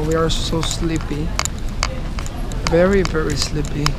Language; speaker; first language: English; non-native, learner; Indonesian